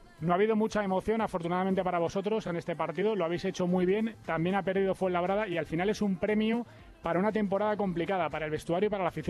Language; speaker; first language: Spanish; native; Spanish